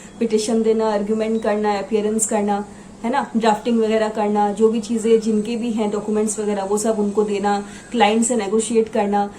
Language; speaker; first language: Hindi; non-native, local second language; Assamese